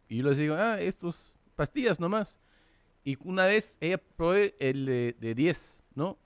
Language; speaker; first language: Spanish; early bilingual, heritage; English